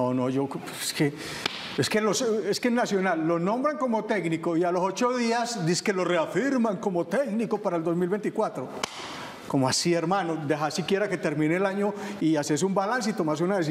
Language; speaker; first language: Spanish; native; Spanish